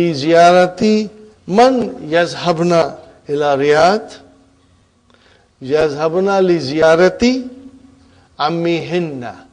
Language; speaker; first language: Arabic; non-native, fluent; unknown